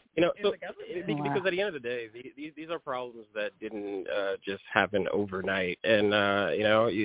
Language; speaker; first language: English; early bilingual, other home language; Haitian Creole